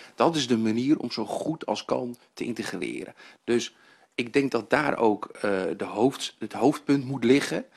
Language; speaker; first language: Dutch; native; Dutch